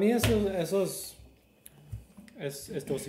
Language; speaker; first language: Spanish; non-native, learner; English